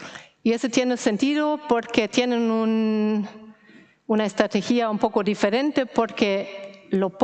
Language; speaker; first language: Spanish; non-native, fluent; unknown